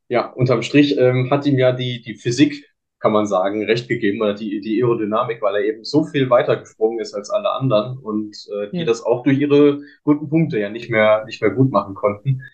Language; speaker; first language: German; native; German